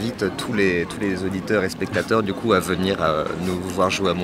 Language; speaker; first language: French; native; French